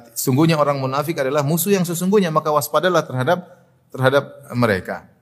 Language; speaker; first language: Indonesian; native; Indonesian